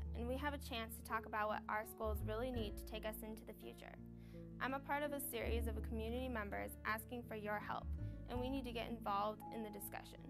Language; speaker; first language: English; native; English